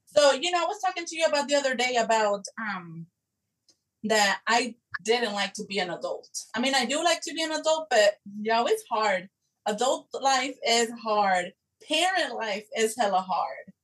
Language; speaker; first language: English; early bilingual, other home language; Spanish